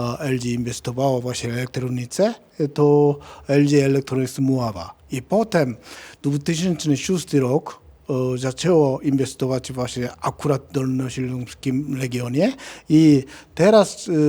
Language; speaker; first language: Polish; non-native, learner; Korean